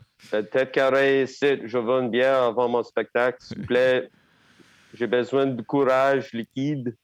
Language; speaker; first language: French; non-native, fluent; English